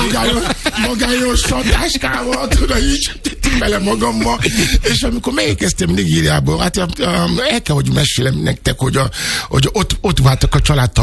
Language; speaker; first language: Hungarian; non-native, learner; Yoruba